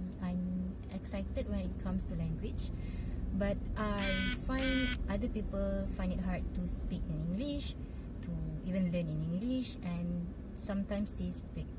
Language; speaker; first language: English; non-native, local second language; Malay